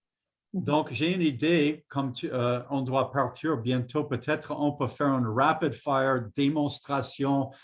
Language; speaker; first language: French; non-native, fluent; English